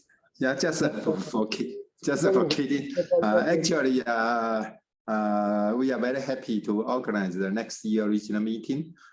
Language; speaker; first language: English; non-native, fluent; Chinese